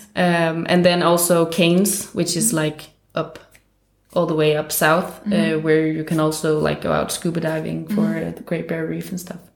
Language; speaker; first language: English; non-native, fluent; Danish